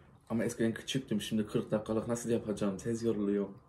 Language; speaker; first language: Turkish; early bilingual, heritage; Turkish